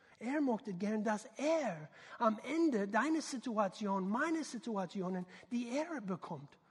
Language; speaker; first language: German; non-native, learner; English